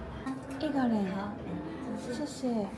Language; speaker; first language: Chinese; non-native, learner; Japanese